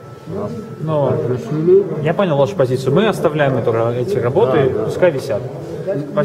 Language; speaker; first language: Russian; native; Russian